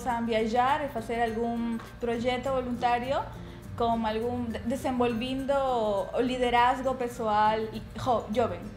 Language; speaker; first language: Portuguese; non-native, learner; Spanish